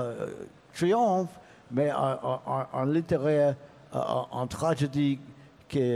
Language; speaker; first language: French; non-native, learner; English